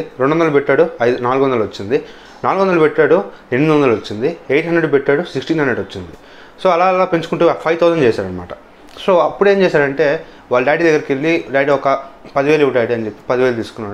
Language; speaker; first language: Telugu; native; Telugu